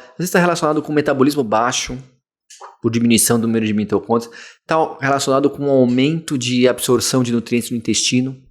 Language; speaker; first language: Portuguese; native; Portuguese